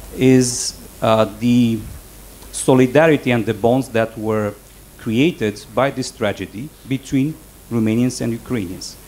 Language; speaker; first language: English; non-native, fluent; Romanian